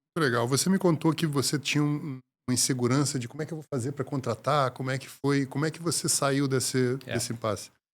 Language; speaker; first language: Portuguese; native; Portuguese